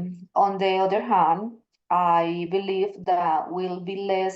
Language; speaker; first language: English; non-native, learner; Spanish